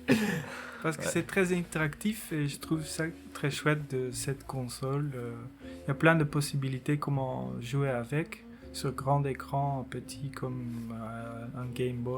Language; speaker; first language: French; non-native, local second language; Dutch